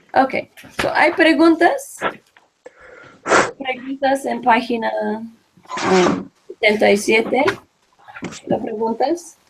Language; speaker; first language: Spanish; non-native, fluent; English